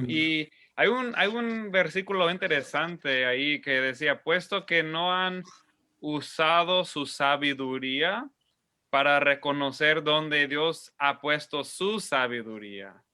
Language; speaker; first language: Spanish; non-native, fluent; English